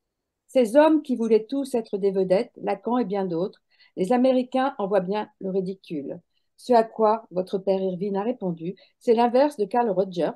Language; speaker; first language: French; native; French